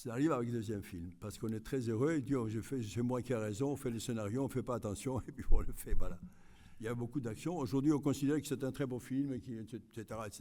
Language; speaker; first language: French; non-native, fluent; Greek